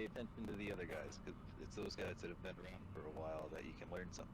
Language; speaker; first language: English; native; English